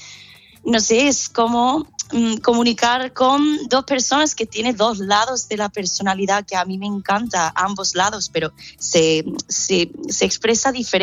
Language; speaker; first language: Spanish; non-native, fluent; English